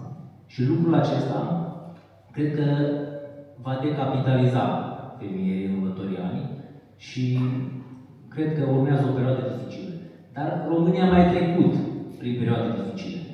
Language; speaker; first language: Romanian; native; Romanian